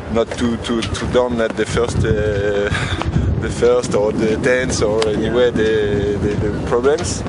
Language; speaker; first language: English; non-native, learner; French